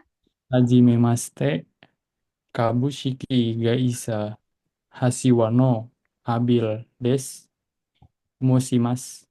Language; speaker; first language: Japanese; non-native, learner; Indonesian